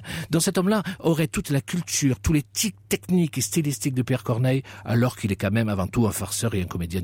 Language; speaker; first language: French; native; French